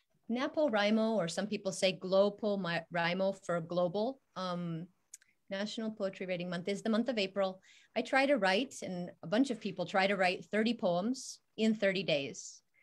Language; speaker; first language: English; native; English